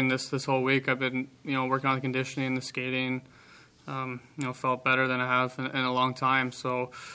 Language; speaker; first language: English; native; English